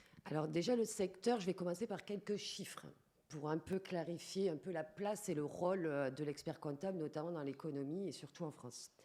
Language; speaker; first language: French; native; French